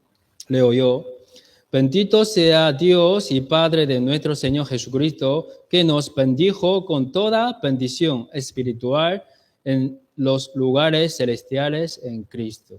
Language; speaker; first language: Spanish; non-native, learner; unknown